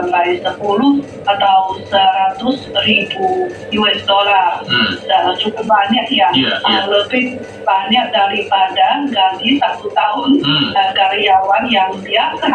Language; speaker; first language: Indonesian; non-native, fluent; Chinese